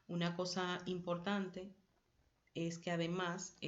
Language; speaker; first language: Spanish; native; Spanish